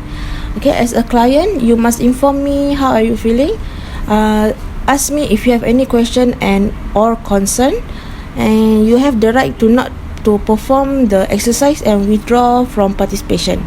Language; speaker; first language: English; non-native, local second language; Malay